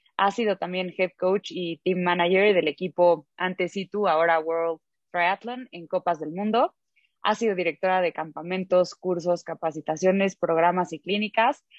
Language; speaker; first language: Spanish; early bilingual, heritage; Spanish